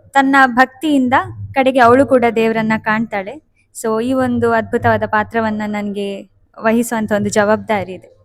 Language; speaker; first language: Kannada; native; Kannada